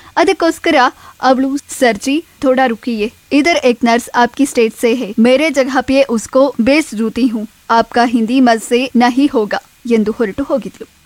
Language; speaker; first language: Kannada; native; Kannada